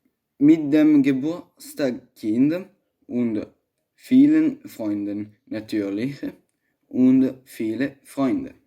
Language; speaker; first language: German; non-native, learner; Italian